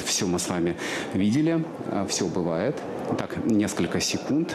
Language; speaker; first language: Russian; native; Russian